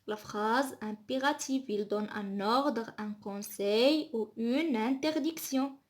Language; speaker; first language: French; non-native, local second language; Arabic